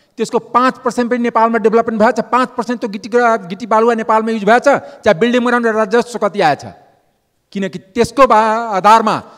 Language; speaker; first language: Nepali; non-native, local second language; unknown